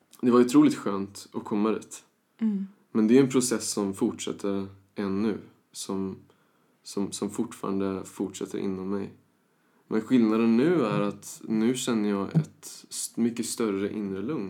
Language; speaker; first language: Swedish; early bilingual, other home language; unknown